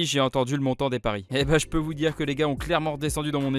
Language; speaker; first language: French; native; French